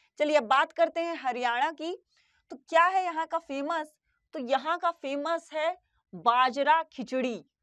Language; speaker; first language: Hindi; native; Hindi